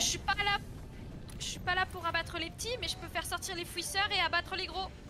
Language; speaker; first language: French; native; French